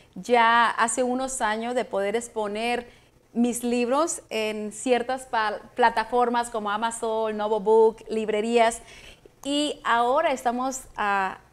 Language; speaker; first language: Spanish; native; Spanish